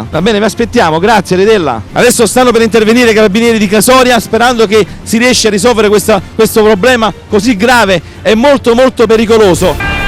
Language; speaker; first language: Italian; native; Italian